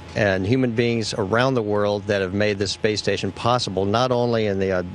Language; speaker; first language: English; native; English